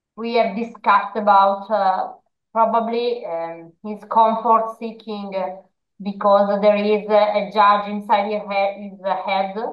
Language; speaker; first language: English; non-native, fluent; Italian